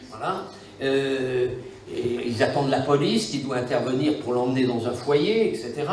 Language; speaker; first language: French; native; French